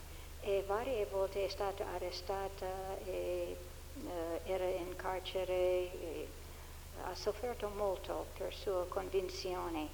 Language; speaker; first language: Italian; non-native, fluent; English